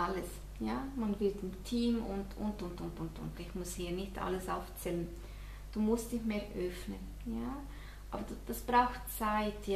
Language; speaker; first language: German; non-native, fluent; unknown